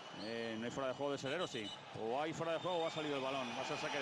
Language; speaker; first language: Spanish; native; Spanish